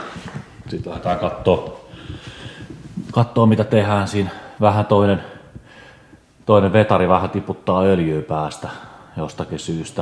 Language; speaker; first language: Finnish; native; Finnish